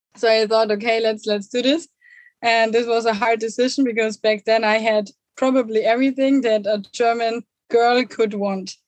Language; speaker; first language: English; non-native, fluent; German